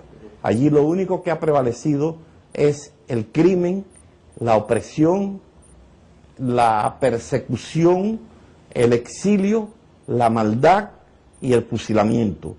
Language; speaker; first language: Spanish; native; Spanish